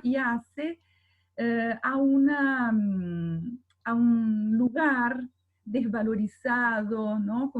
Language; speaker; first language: Spanish; non-native, fluent; Portuguese